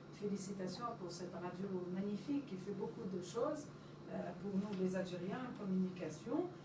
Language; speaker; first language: French; non-native, local second language; Arabic